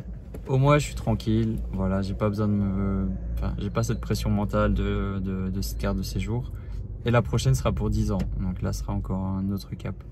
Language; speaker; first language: French; native; French